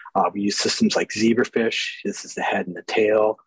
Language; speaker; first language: English; native; English